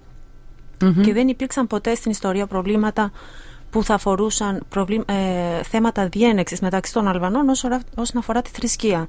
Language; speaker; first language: Greek; non-native, fluent; Albanian